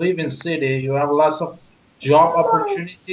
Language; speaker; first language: English; non-native, learner; Persian